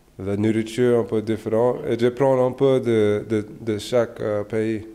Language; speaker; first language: French; non-native, learner; English